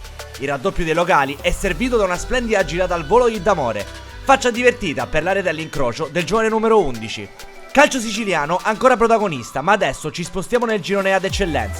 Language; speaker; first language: Italian; native; Italian